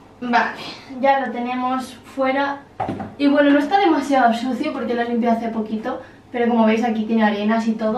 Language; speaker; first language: Spanish; native; Spanish